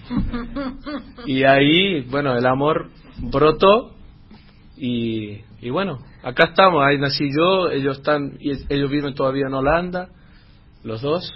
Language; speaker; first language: Spanish; non-native, fluent; Dutch